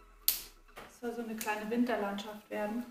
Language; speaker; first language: German; native; German